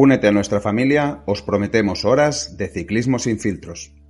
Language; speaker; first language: Spanish; native; Spanish